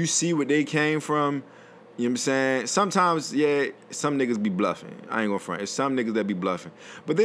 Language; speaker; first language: English; native; English